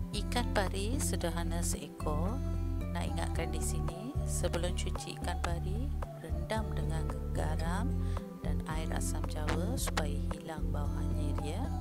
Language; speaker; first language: Malay; non-native, local second language; Tamil